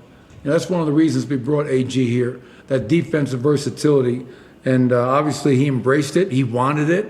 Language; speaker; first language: English; native; English